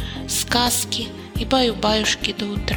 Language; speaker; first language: Russian; native; Russian